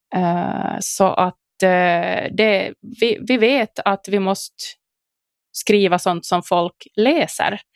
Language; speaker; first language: Swedish; native; Swedish